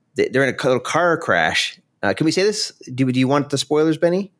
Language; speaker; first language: English; native; English